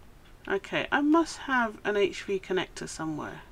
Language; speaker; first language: English; native; English